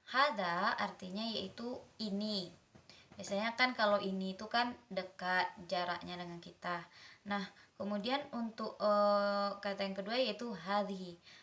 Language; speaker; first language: Indonesian; native; Indonesian